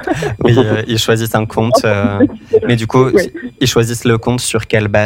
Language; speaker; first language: French; native; French